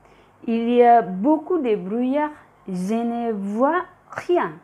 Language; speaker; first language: French; non-native, fluent; Indonesian